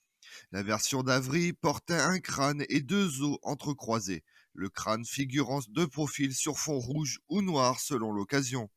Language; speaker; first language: French; native; French